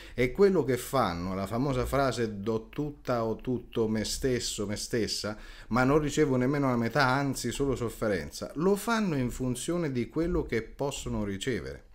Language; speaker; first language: Italian; native; Italian